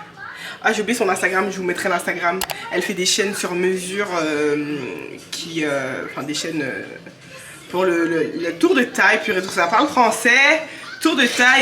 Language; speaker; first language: French; native; French